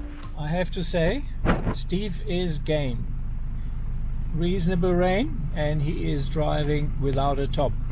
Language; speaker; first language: English; native; English